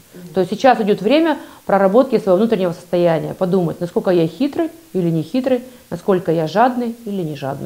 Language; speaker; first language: Russian; native; Russian